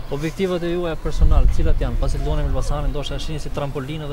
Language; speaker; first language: Albanian; native; Albanian